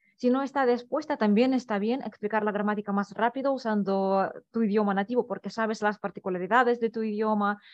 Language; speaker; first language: Spanish; non-native, fluent; Russian